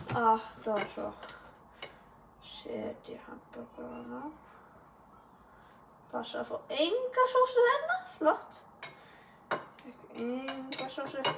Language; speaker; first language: Icelandic; early bilingual, heritage; English